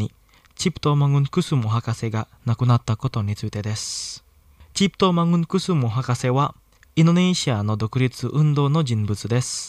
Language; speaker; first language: Japanese; non-native, fluent; Indonesian